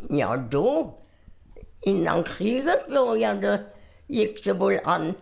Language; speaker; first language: Swedish; non-native, fluent; German